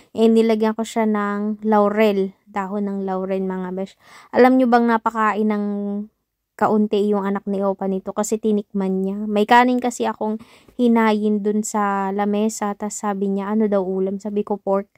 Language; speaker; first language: Filipino; native; Filipino